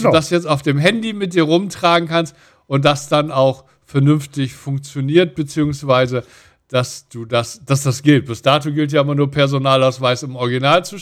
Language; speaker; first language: German; native; German